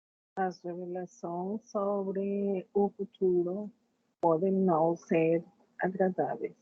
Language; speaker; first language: Portuguese; non-native, learner; Spanish